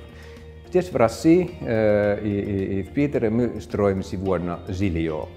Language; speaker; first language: Russian; non-native, fluent; Finnish